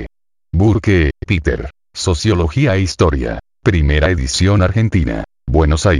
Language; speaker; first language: Spanish; native; Spanish